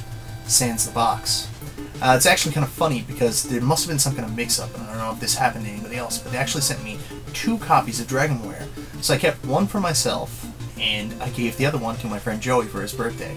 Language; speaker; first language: English; native; English